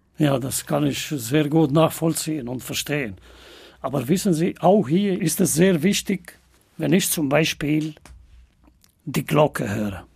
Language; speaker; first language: German; non-native, fluent; Albanian